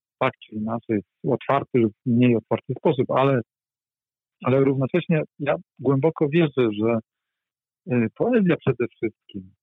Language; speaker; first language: Polish; native; Polish